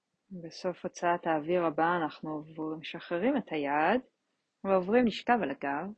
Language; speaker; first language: Hebrew; native; Hebrew